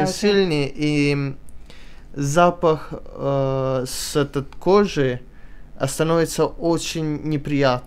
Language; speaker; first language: Russian; early bilingual, heritage; Italian